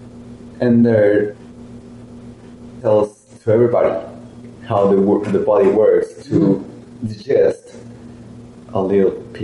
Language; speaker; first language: English; non-native, learner; Spanish